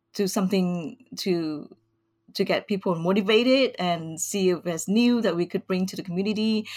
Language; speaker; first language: English; early bilingual, other home language; Vietnamese